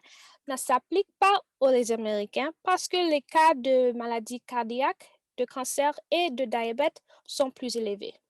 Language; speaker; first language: French; non-native, learner; English